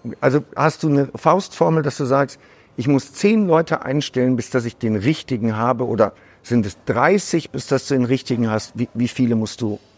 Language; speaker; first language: German; native; German